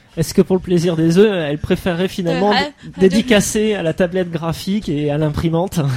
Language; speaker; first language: French; native; French